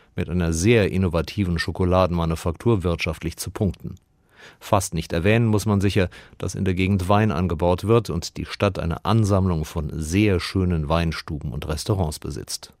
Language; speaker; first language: German; native; German